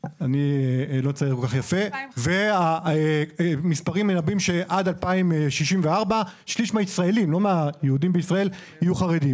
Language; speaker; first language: Hebrew; native; Hebrew